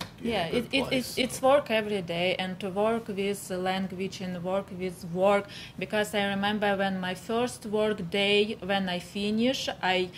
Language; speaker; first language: English; non-native, learner; Ukrainian